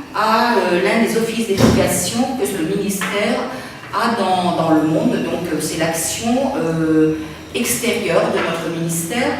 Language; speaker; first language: French; non-native, fluent; Spanish